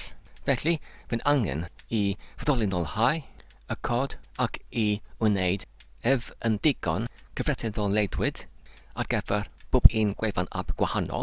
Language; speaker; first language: Welsh; non-native, learner; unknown